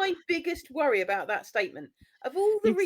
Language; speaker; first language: English; native; English